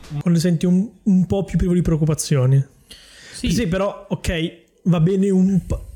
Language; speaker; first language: Italian; native; Italian